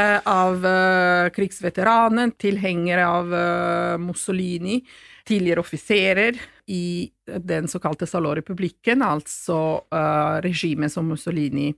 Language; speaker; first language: Norwegian; non-native, fluent; Italian